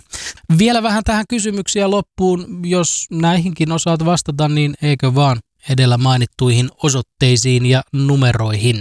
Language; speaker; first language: Finnish; native; Finnish